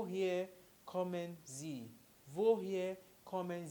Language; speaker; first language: German; non-native, fluent; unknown